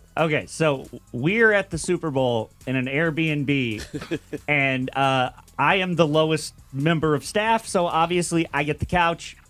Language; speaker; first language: English; native; English